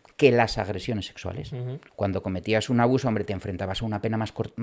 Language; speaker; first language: Spanish; native; Spanish